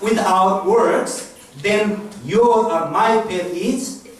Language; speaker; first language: English; non-native, local second language; Nepali